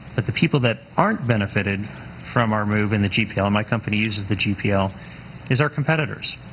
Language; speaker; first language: English; native; English